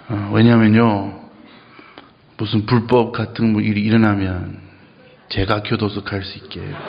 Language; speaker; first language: Korean; non-native, fluent; Japanese